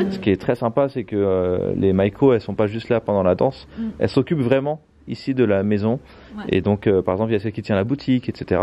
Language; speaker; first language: French; native; French